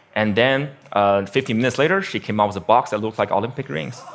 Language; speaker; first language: English; non-native, fluent; Chinese